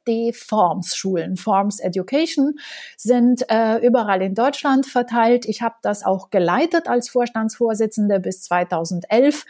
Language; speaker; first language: German; non-native, fluent; Romanian